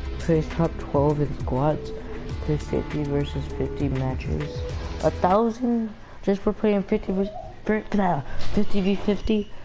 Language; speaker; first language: English; native; English